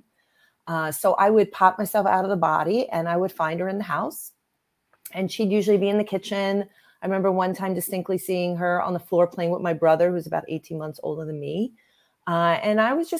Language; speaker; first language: English; native; English